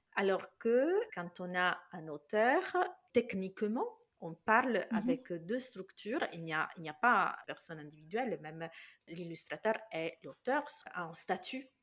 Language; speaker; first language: French; non-native, fluent; Italian